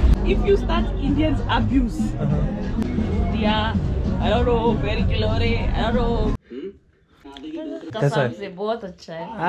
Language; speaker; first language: Hindi; non-native, learner; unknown